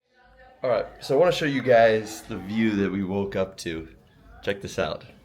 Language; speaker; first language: English; native; English